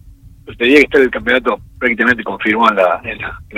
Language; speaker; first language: Spanish; native; Spanish